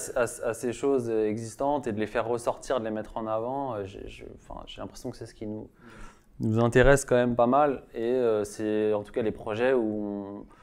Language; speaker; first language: French; native; French